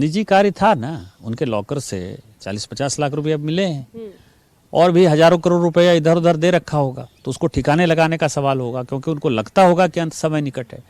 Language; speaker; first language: Hindi; native; Hindi